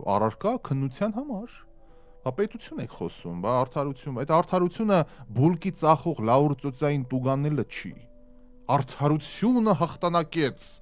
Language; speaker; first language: Armenian; native; Armenian